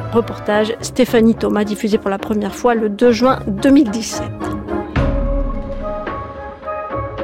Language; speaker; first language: French; native; French